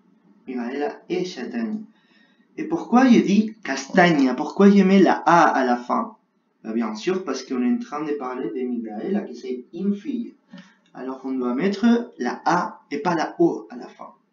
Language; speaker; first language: French; non-native, fluent; Spanish